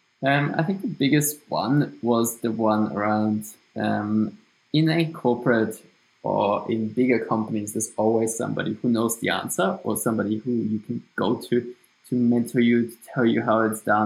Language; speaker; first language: English; non-native, fluent; German